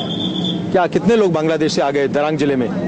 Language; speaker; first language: Hindi; native; Hindi